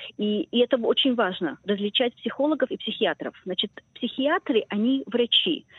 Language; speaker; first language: Russian; early bilingual, heritage; Russian